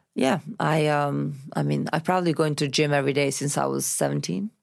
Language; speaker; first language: English; non-native, fluent; Serbian